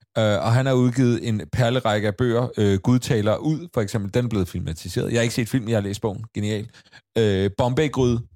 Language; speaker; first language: Danish; native; Danish